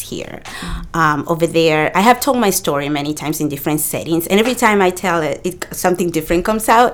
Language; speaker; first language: English; non-native, fluent; Spanish